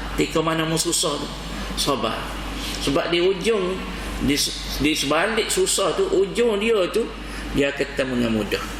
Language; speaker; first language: Malay; native; Malay